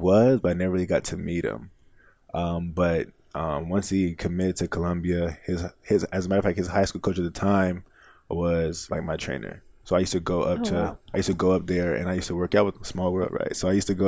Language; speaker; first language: English; native; English